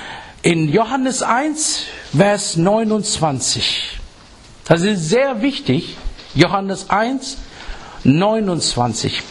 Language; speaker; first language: German; non-native, fluent; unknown